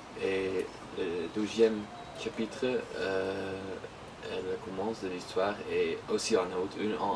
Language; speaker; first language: French; non-native, learner; Dutch